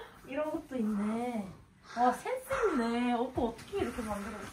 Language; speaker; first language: Korean; non-native, fluent; Turkish